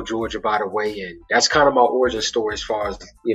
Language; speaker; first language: English; native; English